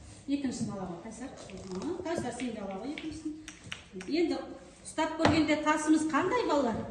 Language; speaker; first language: Kazakh; native; Kazakh